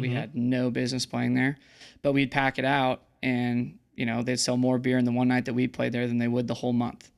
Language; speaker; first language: English; native; English